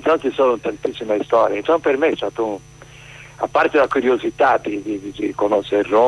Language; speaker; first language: Italian; non-native, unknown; Portuguese